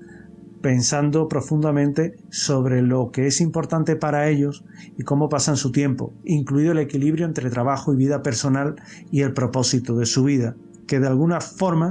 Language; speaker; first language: Spanish; native; Spanish